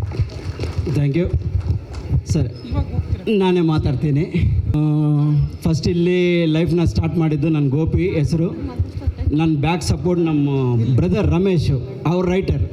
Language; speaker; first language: Kannada; non-native, learner; Telugu